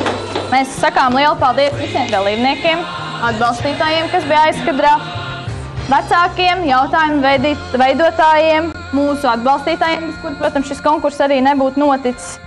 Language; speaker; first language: Latvian; native; Latvian